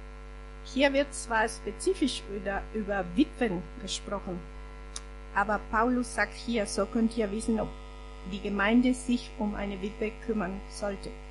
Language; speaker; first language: German; non-native, fluent; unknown